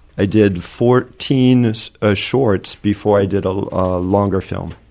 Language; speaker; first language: English; native; English